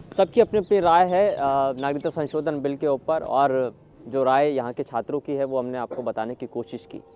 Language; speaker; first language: Hindi; native; Hindi